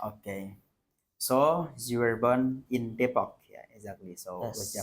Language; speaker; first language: English; non-native, fluent; Indonesian